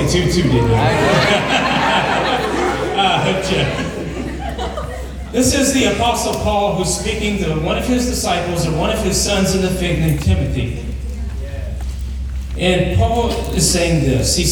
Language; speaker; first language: English; native; English